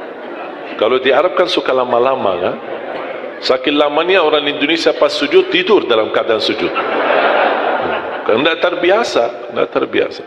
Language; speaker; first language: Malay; non-native, fluent; Arabic